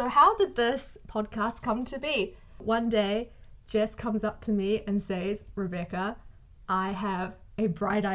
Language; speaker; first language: English; native; English